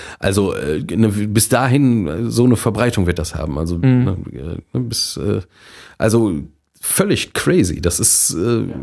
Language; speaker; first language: German; native; German